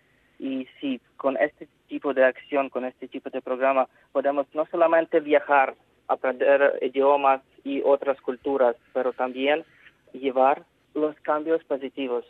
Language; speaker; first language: Spanish; non-native, fluent; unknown